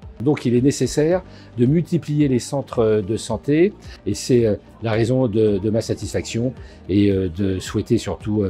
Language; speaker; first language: French; native; French